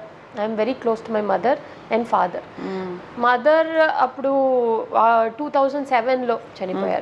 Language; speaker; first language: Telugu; non-native, local second language; Tamil